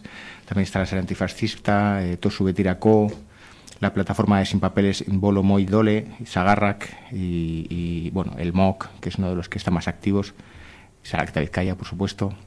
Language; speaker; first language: Spanish; native; Spanish